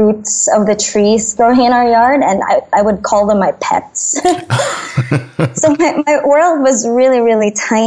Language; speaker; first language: English; non-native, local second language; Filipino